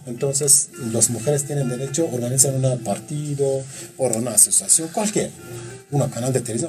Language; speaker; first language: Spanish; non-native, learner; Kurdish